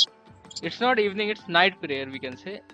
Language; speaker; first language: English; non-native, local second language; Hindi